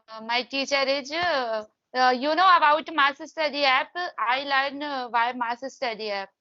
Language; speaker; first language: English; non-native, learner; Hindi